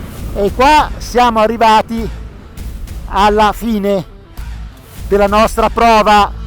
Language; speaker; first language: Italian; native; Italian